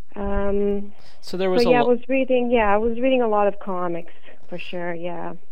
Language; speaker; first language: English; non-native, fluent; Serbian